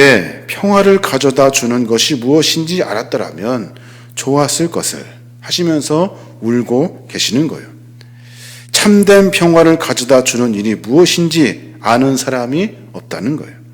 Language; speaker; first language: Korean; native; Korean